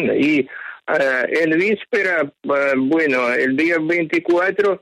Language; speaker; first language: Spanish; non-native, fluent; Ukrainian